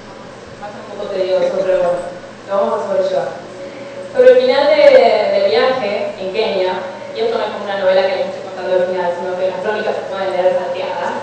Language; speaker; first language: Spanish; native; Spanish